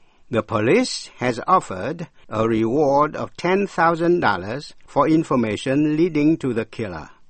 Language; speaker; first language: English; non-native, fluent; Vietnamese